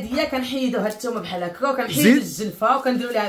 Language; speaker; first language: Arabic; native; Arabic